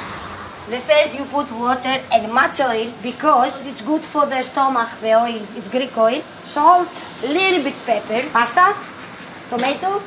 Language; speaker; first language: English; non-native, local second language; Greek